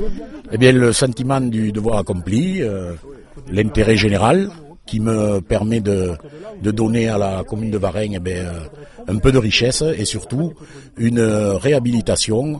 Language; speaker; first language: French; native; French